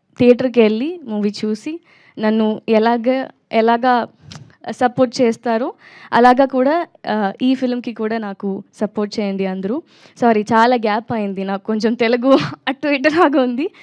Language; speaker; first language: Telugu; non-native, learner; Tamil